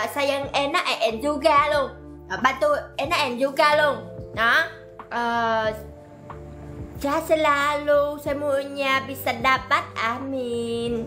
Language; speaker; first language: Indonesian; non-native, learner; Vietnamese